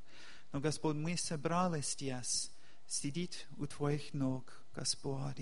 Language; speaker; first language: Russian; non-native, fluent; English